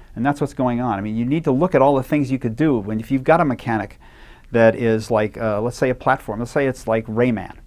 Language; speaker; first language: English; native; English